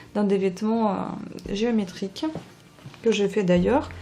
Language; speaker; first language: French; non-native, fluent; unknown